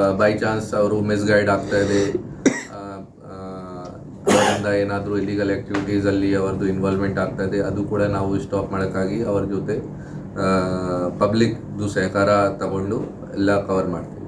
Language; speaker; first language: Kannada; non-native, local second language; Hindi